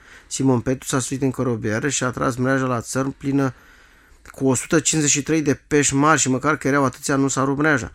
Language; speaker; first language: Romanian; native; Romanian